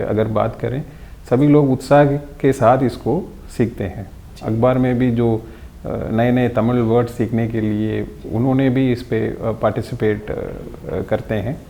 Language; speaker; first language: Hindi; non-native, local second language; Tamil